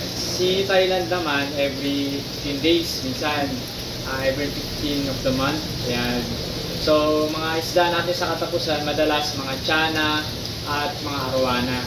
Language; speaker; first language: Filipino; native; Filipino